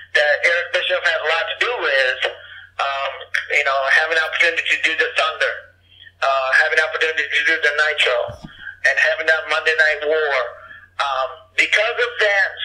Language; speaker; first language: English; early bilingual, other home language; Japanese